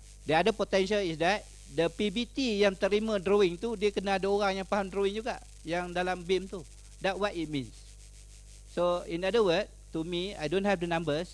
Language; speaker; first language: English; non-native, local second language; Malay